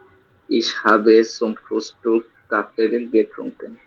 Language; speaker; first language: German; non-native, learner; Bangla